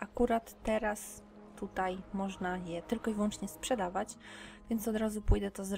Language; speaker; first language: Polish; native; Polish